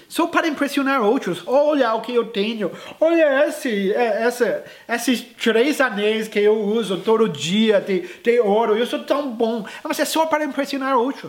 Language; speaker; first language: Portuguese; non-native, fluent; English